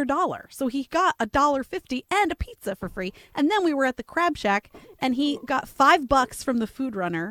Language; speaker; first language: English; native; English